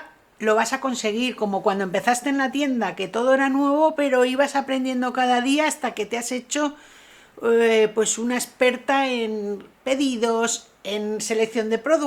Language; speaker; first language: Spanish; native; Spanish